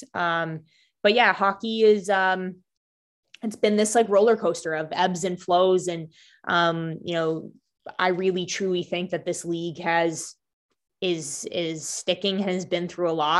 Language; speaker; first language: English; native; English